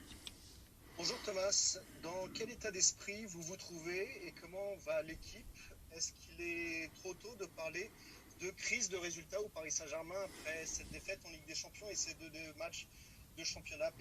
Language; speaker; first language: French; native; French